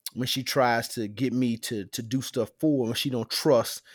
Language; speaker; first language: English; native; English